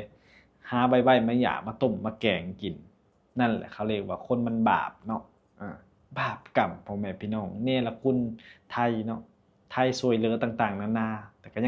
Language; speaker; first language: Thai; non-native, local second language; Lao